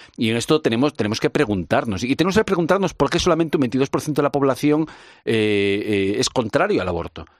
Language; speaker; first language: Spanish; native; Spanish